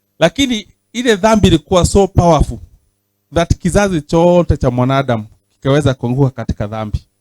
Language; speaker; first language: Swahili; non-native, local second language; Kikuyu